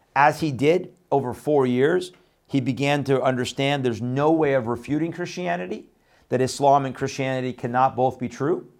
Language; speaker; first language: English; non-native, fluent; Persian